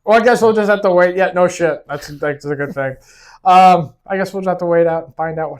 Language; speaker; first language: English; native; English